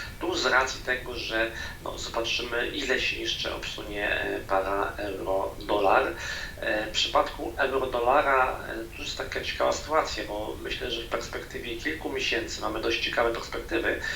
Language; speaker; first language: Polish; native; Polish